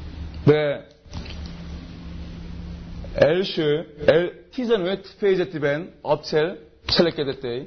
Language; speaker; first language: Hungarian; non-native, learner; Korean